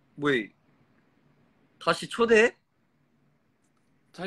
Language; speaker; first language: Korean; early bilingual, heritage; Korean